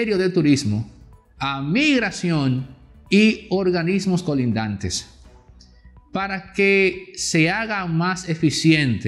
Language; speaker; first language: Spanish; native; Spanish